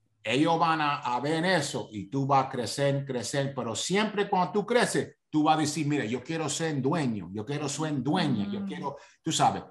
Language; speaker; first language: Spanish; early bilingual, heritage; Spanish